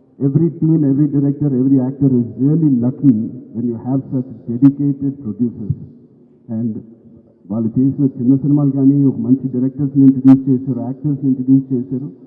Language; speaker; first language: Telugu; native; Telugu